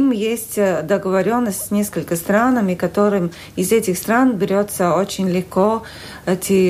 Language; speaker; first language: Russian; non-native, local second language; Latvian